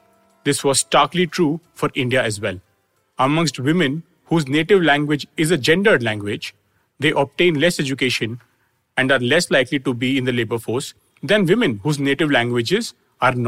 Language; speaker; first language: English; non-native, local second language; Hindi